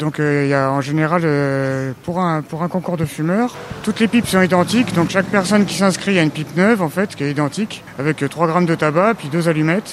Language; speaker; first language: French; native; French